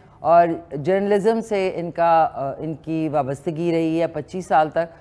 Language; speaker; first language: Urdu; native; Urdu